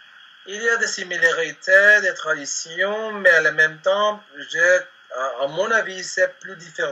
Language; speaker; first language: French; non-native, learner; Spanish